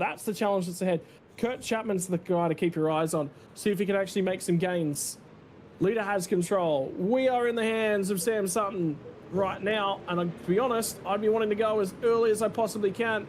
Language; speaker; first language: English; native; English